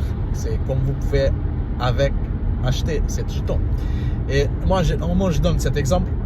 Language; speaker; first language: French; non-native, learner; Portuguese